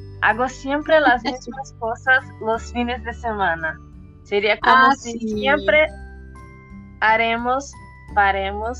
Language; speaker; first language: Spanish; non-native, fluent; Portuguese